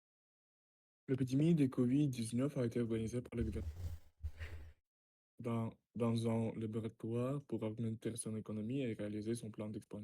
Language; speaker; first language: French; non-native, learner; Russian